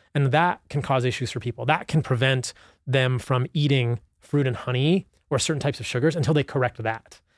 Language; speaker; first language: English; native; English